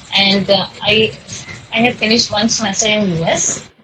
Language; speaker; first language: English; non-native, local second language; Urdu